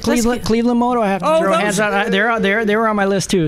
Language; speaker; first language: English; native; English